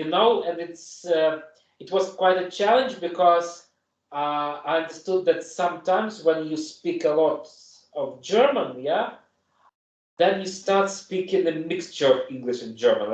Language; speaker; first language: English; non-native, fluent; German